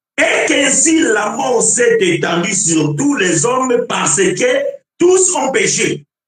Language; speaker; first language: French; non-native, fluent; Portuguese